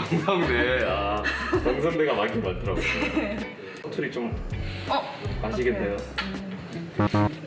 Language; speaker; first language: Korean; early bilingual, heritage; Korean